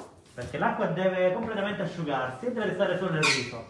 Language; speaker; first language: Italian; native; Italian